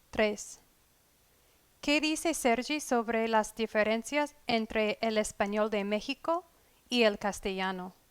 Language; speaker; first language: Spanish; non-native, fluent; English